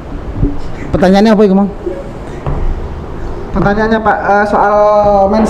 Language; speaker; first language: Indonesian; native; Indonesian